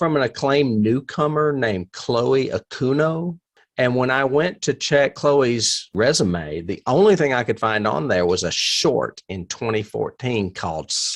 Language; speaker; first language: English; native; English